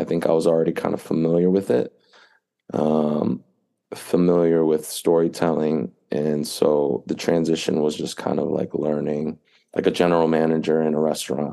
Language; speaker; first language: English; native; English